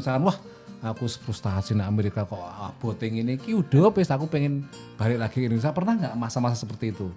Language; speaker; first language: Indonesian; native; Indonesian